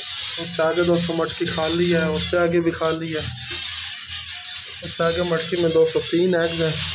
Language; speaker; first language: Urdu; non-native, local second language; Punjabi